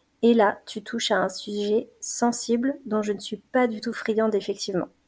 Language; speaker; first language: French; native; French